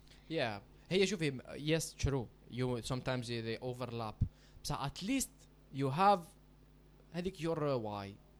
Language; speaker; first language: English; non-native, fluent; Arabic